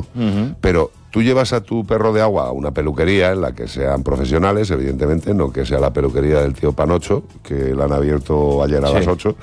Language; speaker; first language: Spanish; native; Spanish